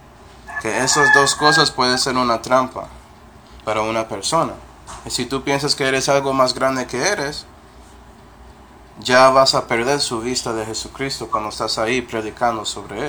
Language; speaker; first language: Spanish; non-native, fluent; English